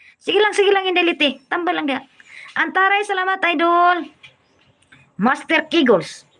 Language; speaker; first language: Filipino; non-native, local second language; Cebuano